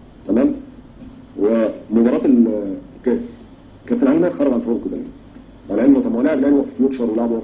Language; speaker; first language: Arabic; native; Arabic